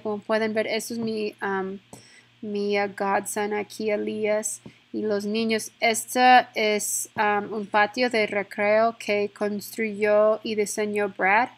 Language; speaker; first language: Spanish; non-native, fluent; English